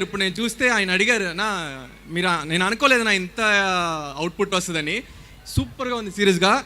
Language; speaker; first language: Telugu; non-native, learner; Tamil